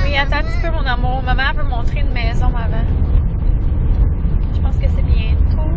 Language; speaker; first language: French; native; French